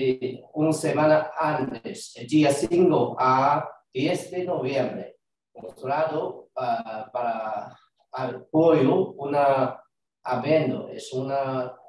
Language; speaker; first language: Spanish; non-native, learner; Chinese